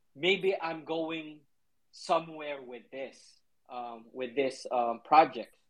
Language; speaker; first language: English; non-native, local second language; Cebuano